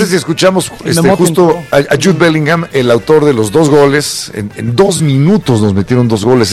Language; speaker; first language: Spanish; native; Spanish